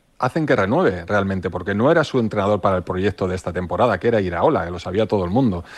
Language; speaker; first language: Spanish; native; Spanish